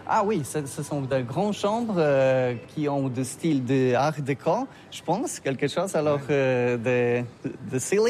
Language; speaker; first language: French; non-native, learner; Polish